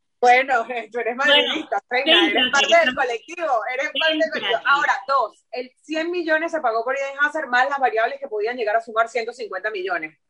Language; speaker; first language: Spanish; native; Spanish